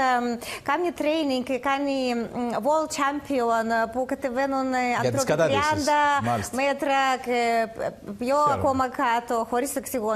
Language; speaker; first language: Greek; non-native, learner; Russian